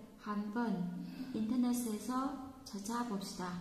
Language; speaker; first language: Korean; non-native, fluent; Vietnamese